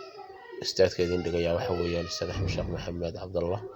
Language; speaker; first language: Arabic; non-native, fluent; Somali